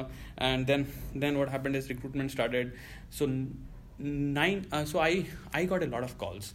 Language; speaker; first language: English; non-native, local second language; Hindi